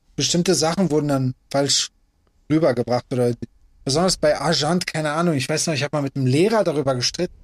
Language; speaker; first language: German; early bilingual, other home language; Persian